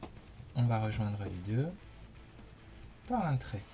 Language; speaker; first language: French; native; French